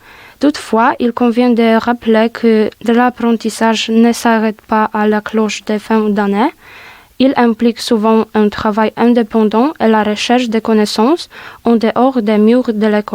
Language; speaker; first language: French; non-native, learner; Polish